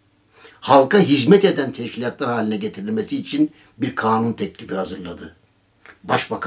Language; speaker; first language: Turkish; native; Turkish